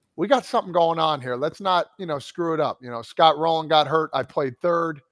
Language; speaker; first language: English; native; English